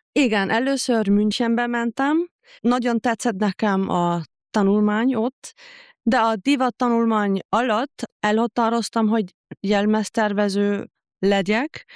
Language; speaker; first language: Hungarian; non-native, fluent; German